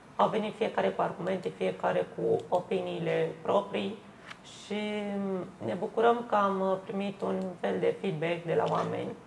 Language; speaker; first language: Romanian; native; Romanian